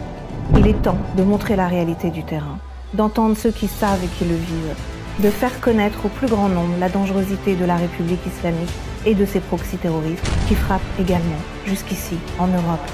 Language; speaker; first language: French; native; French